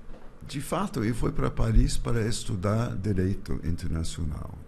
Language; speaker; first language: Portuguese; non-native, fluent; English